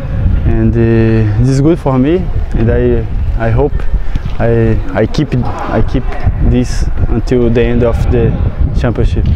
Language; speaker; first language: English; non-native, learner; Portuguese